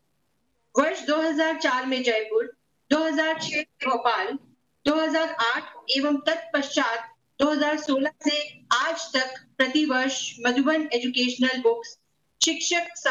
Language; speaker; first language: Hindi; native; Hindi